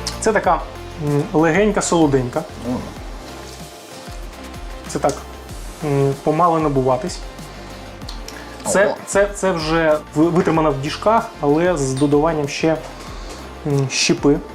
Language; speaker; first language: Ukrainian; native; Ukrainian